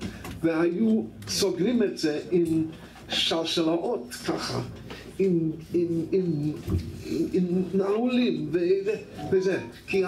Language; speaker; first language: Hebrew; non-native, fluent; English